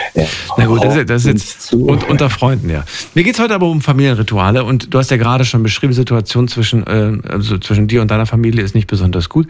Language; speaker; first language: German; native; German